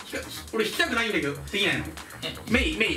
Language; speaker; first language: Japanese; native; Japanese